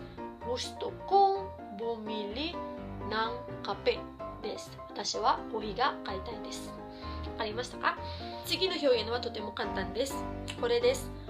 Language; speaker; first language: Japanese; non-native, fluent; Filipino